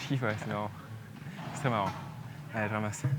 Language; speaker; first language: French; native; French